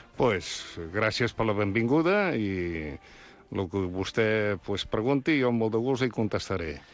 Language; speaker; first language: Catalan; native; Catalan